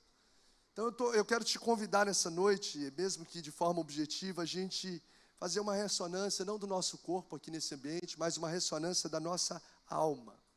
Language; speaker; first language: Portuguese; native; Portuguese